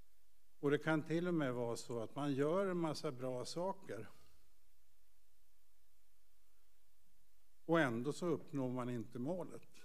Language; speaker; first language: Swedish; native; Swedish